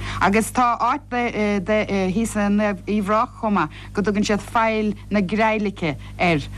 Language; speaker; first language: Irish; native; Irish